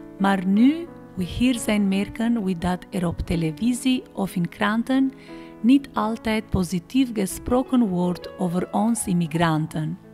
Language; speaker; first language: Dutch; non-native, fluent; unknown